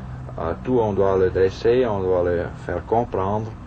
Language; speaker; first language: French; non-native, fluent; German